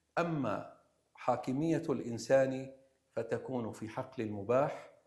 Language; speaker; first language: Arabic; native; Arabic